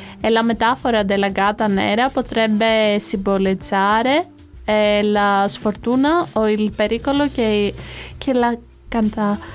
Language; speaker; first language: Italian; non-native, fluent; Greek